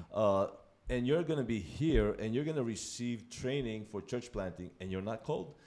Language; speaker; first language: English; non-native, local second language; Filipino